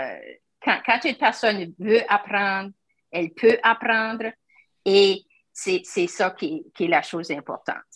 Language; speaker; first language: French; native; French